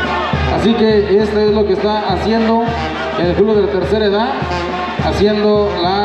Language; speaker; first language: Spanish; native; Spanish